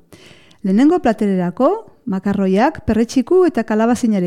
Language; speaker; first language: Basque; native; Basque